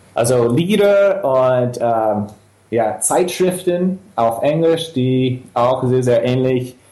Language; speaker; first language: German; non-native, fluent; English